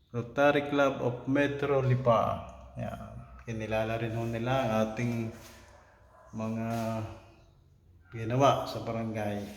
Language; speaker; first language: Filipino; native; Filipino